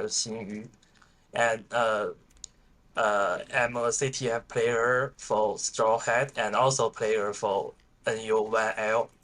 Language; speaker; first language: English; non-native, fluent; Chinese